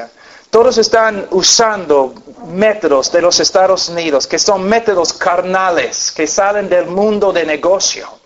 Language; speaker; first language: Spanish; non-native, fluent; English